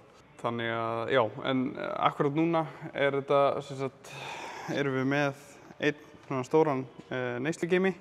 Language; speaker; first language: Icelandic; native; Icelandic